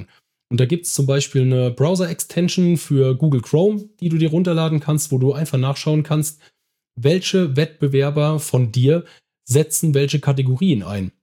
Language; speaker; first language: German; native; German